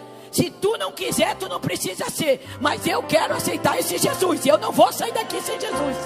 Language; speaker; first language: Portuguese; native; Portuguese